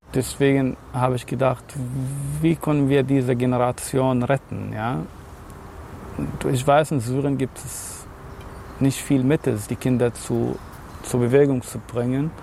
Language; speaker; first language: German; non-native, fluent; Arabic